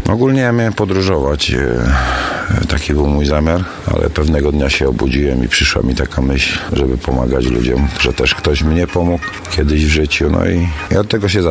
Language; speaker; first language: Polish; native; Polish